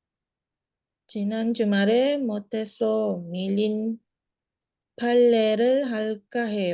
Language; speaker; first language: Korean; non-native, learner; Malay